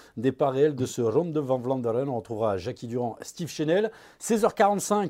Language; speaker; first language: French; native; French